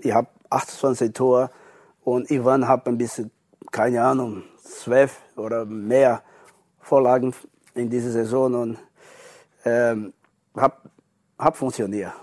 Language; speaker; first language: German; non-native, learner; Portuguese